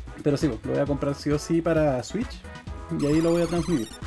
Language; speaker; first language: Spanish; native; Spanish